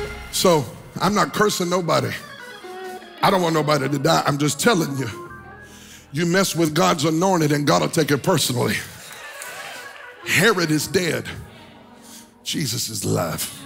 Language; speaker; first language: English; native; English